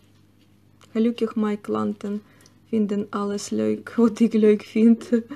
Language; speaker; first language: Dutch; non-native, learner; Russian